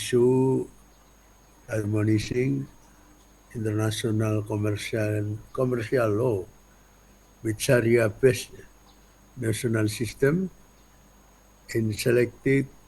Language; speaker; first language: English; non-native, learner; Indonesian